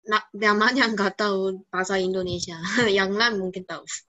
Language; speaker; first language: Indonesian; non-native, learner; Korean